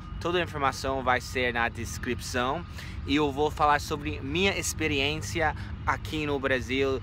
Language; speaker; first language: Portuguese; non-native, fluent; English